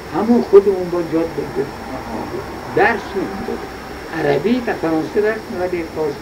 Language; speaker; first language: Persian; native; Persian